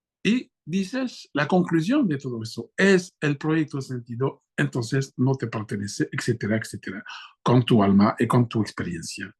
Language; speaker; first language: Spanish; non-native, fluent; French